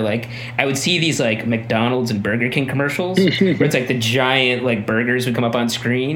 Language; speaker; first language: English; native; English